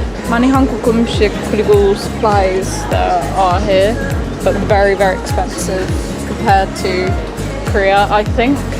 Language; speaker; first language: English; native; English